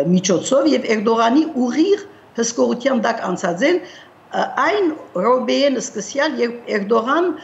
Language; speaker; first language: Armenian; early bilingual, heritage; Armenian